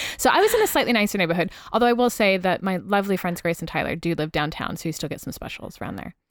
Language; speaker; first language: English; native; English